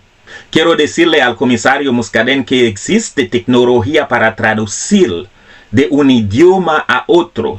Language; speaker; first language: Spanish; non-native, fluent; Haitian Creole